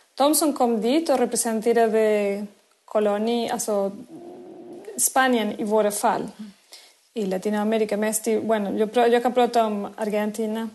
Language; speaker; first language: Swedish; non-native, fluent; Spanish